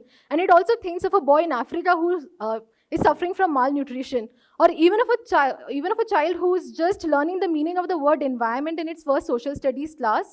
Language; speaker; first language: English; non-native, local second language; Hindi